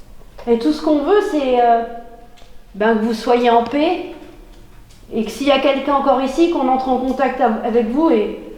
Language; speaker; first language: French; native; French